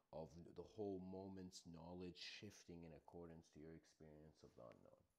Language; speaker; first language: English; native; English